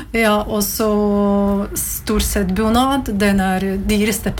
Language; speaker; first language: Norwegian; non-native, learner; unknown